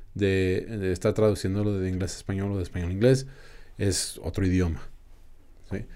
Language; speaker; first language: Spanish; early bilingual, other home language; English